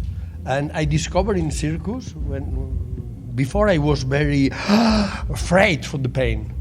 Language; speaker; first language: English; non-native, learner; Catalan